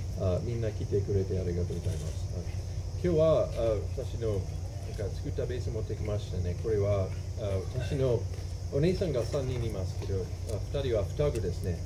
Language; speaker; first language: Japanese; non-native, fluent; English